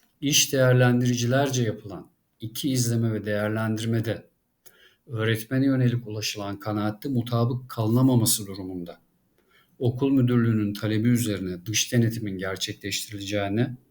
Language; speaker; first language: Turkish; native; Turkish